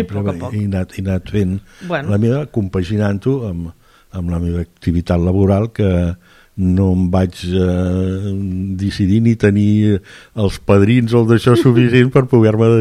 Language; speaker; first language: Catalan; native; Catalan